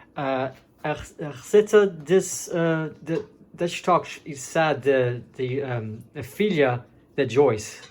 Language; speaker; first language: Portuguese; early bilingual, heritage; Portuguese